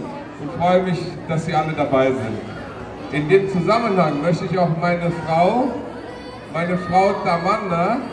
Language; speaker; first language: German; non-native, fluent; Bangla